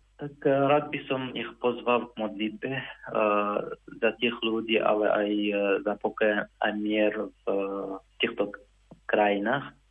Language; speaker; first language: Slovak; non-native, fluent; Arabic